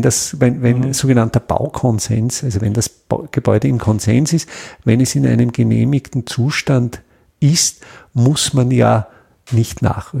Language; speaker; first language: German; native; German